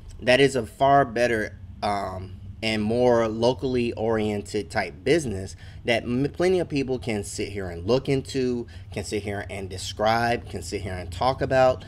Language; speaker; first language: English; native; English